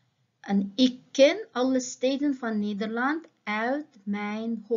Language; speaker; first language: Dutch; non-native, fluent; Uyghur